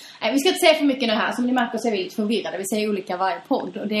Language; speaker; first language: Swedish; native; Swedish